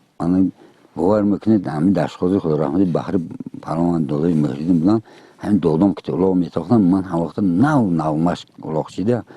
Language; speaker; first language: Tajik; native; Tajik